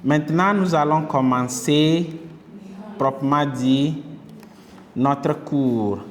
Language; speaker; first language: French; non-native, local second language; Kinyarwanda